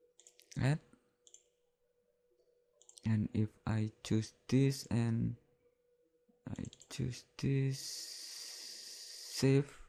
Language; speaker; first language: English; non-native, learner; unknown